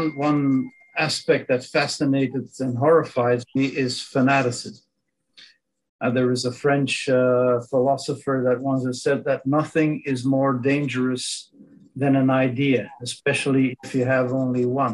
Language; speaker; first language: English; non-native, fluent; Dutch